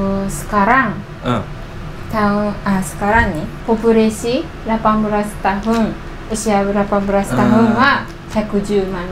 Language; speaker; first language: Indonesian; non-native, learner; Japanese